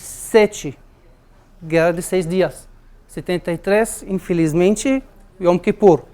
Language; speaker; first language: Portuguese; non-native, learner; Arabic